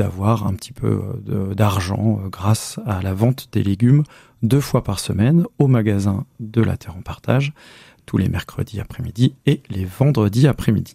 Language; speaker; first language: French; native; French